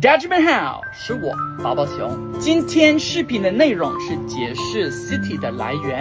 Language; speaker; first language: Chinese; non-native, fluent; English